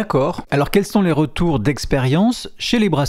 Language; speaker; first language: French; native; French